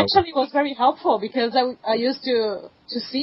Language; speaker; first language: English; non-native, fluent; Portuguese